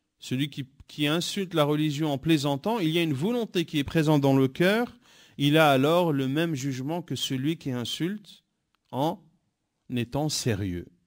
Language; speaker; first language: French; native; French